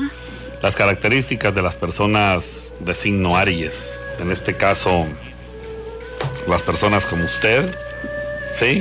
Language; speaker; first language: Spanish; native; Spanish